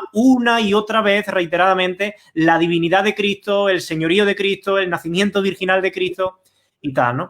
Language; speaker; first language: Spanish; native; Spanish